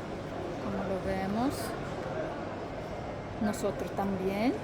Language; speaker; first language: Spanish; non-native, learner; Turkmen